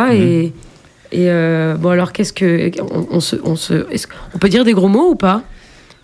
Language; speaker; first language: French; native; French